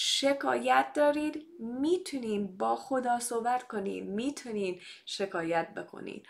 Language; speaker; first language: Persian; non-native, fluent; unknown